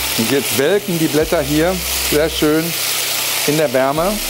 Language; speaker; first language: German; native; German